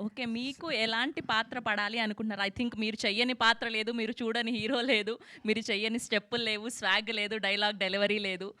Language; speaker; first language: Telugu; native; Telugu